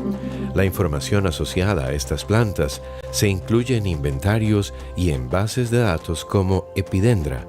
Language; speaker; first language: Spanish; native; Spanish